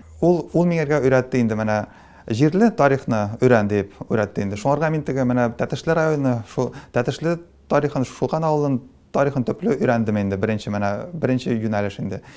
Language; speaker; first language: Tatar; non-native, local second language; Russian